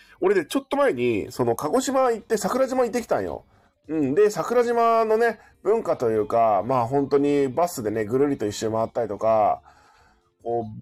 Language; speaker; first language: Japanese; native; Japanese